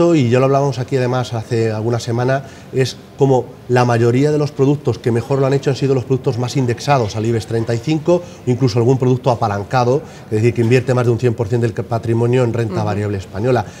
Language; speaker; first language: Spanish; native; Spanish